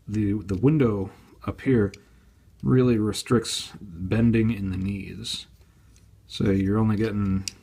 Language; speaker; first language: English; native; English